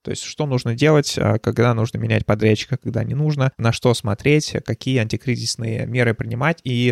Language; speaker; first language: Russian; native; Russian